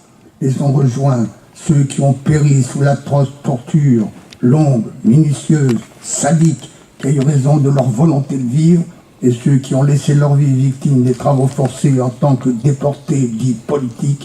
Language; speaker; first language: French; native; French